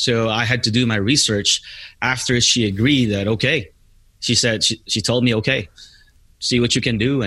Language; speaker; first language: English; non-native, local second language; Filipino